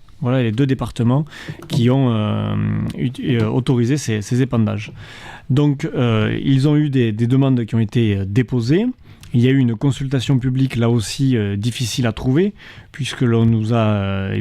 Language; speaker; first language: French; native; French